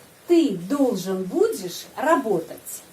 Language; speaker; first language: Russian; non-native, fluent; Indonesian